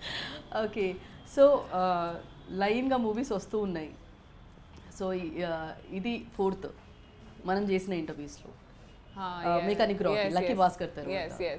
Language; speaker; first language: Telugu; native; Telugu